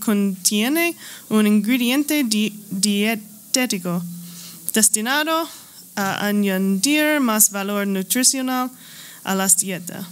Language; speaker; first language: Spanish; non-native, learner; English